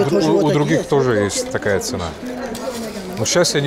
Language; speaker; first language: Russian; non-native, fluent; Hungarian